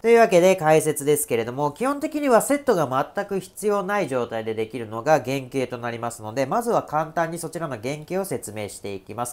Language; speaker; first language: Japanese; native; Japanese